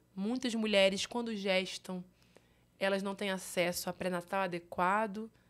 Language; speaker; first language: Portuguese; native; Portuguese